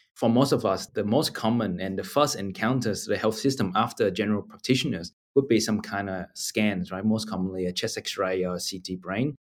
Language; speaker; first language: English; non-native, fluent; Vietnamese